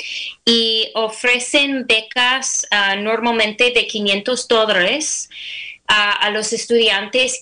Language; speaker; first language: Spanish; non-native, fluent; English